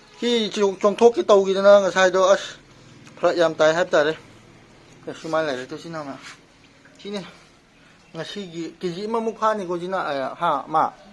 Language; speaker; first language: Manipuri; native; Manipuri